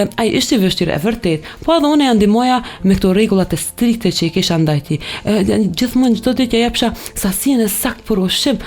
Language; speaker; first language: Albanian; early bilingual, heritage; Albanian